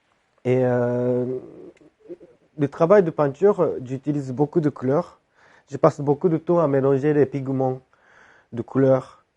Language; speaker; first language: French; non-native, fluent; Japanese